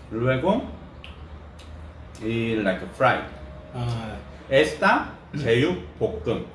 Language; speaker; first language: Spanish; non-native, learner; Korean